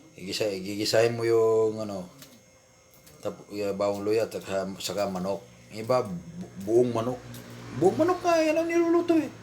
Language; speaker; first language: Filipino; non-native, local second language; Iloko